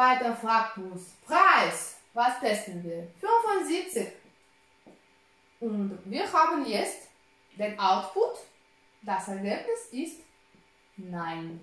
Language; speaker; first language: German; non-native, fluent; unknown